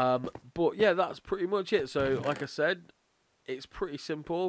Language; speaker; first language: English; native; English